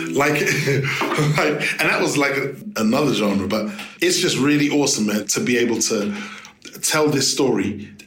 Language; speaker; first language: English; native; English